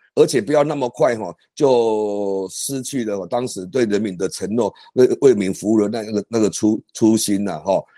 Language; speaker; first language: Chinese; native; Chinese